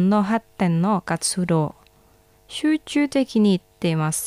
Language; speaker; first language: Japanese; non-native, fluent; Indonesian